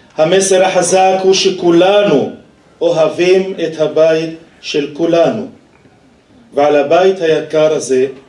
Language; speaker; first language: Hebrew; non-native, local second language; Arabic